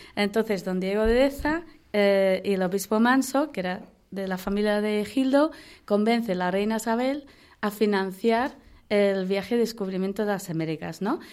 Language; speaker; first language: Spanish; non-native, fluent; English